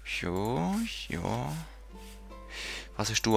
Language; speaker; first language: German; native; German